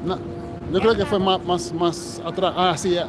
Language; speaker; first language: Spanish; non-native, fluent; English